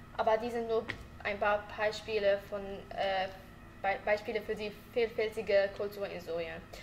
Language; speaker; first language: German; non-native, learner; Arabic